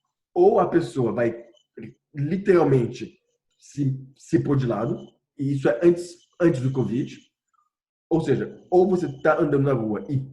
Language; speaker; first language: Portuguese; non-native, fluent; French